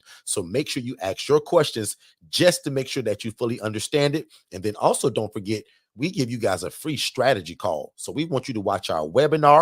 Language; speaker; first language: English; native; English